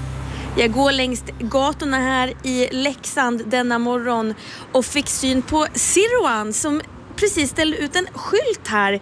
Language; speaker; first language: Swedish; native; Swedish